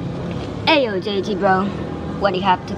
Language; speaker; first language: Thai; native; Thai